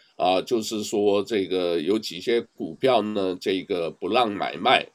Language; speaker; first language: Chinese; native; Chinese